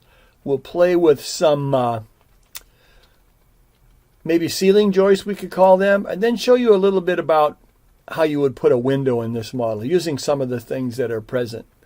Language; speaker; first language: English; native; English